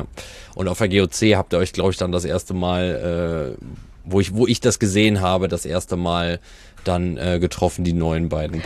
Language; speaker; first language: German; native; German